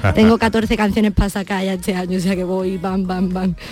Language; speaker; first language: Spanish; native; Spanish